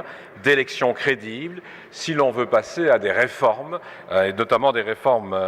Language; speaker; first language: French; native; French